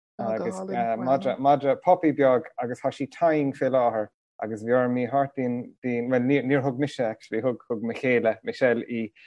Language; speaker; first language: Irish; non-native, local second language; English